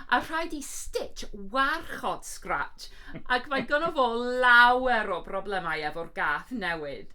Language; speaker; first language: Welsh; non-native, fluent; English